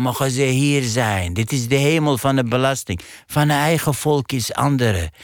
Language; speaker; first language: Dutch; non-native, fluent; Arabic